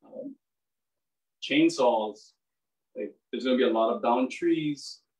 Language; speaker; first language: English; native; English